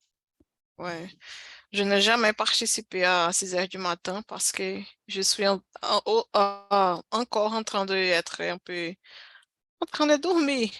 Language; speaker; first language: French; non-native, fluent; Portuguese